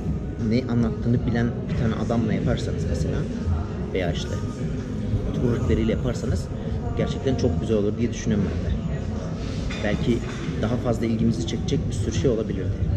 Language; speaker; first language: Turkish; native; Turkish